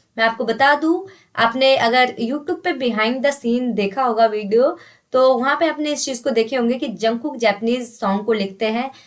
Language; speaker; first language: Hindi; native; Hindi